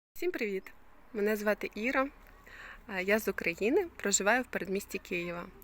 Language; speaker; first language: Ukrainian; native; Ukrainian